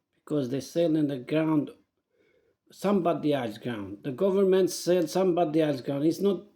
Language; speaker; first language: English; non-native, learner; Albanian